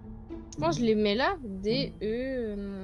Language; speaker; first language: French; native; French